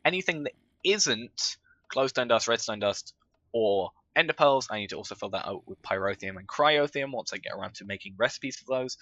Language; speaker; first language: English; native; English